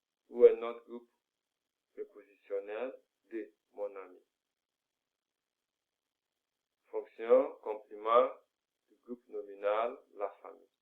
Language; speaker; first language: French; non-native, fluent; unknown